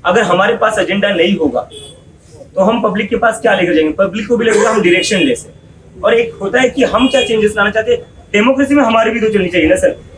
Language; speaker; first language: Hindi; non-native, local second language; Marathi